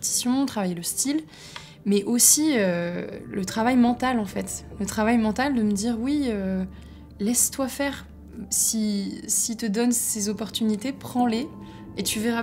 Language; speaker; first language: French; native; French